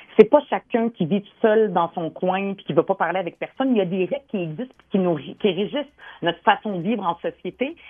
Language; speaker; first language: French; early bilingual, other home language; Arabic